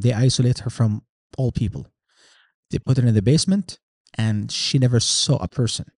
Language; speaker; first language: English; non-native, fluent; Arabic